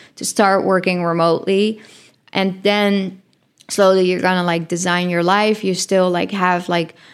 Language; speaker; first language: English; non-native, fluent; Dutch